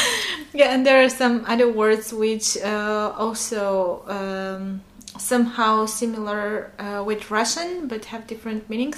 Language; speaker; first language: English; non-native, fluent; Armenian